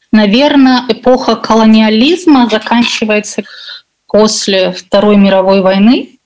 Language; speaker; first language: Russian; native; Russian